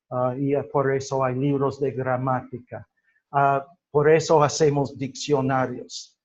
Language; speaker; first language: Spanish; non-native, fluent; English